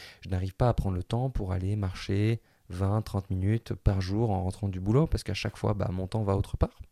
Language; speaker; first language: French; native; French